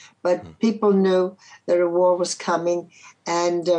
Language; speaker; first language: English; early bilingual, other home language; Polish